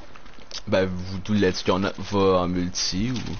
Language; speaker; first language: French; native; French